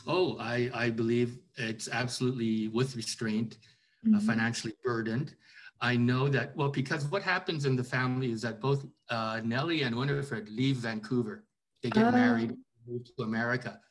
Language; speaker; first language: English; native; English